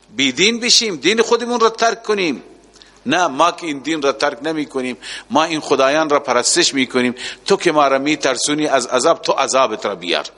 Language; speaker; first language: Persian; native; Persian